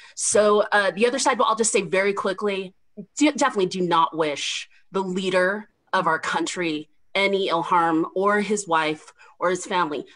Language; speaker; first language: English; native; English